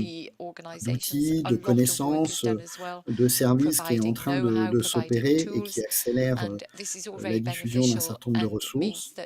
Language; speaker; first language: French; native; French